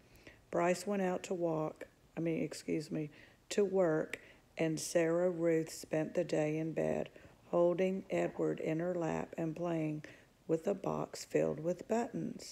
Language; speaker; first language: English; native; English